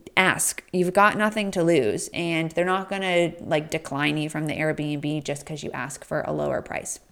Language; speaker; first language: English; native; English